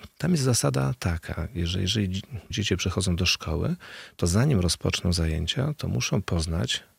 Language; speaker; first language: Polish; native; Polish